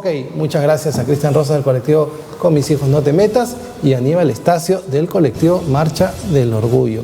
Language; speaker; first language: Spanish; native; Spanish